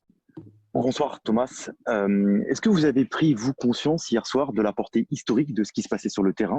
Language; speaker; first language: French; native; French